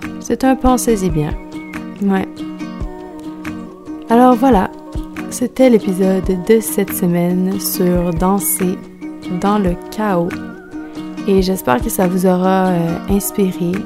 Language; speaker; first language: French; native; French